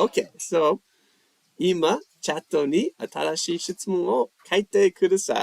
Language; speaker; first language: Japanese; non-native, fluent; English